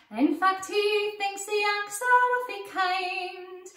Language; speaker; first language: English; native; English